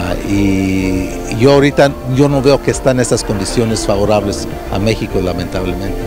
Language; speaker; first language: Spanish; early bilingual, heritage; Spanish